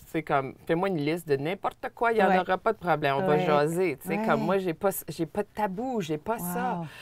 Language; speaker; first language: French; native; French